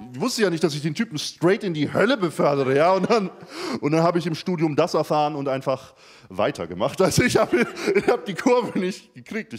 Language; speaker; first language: German; early bilingual, other home language; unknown